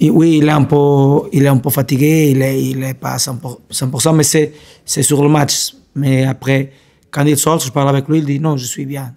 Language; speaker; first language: French; non-native, learner; Portuguese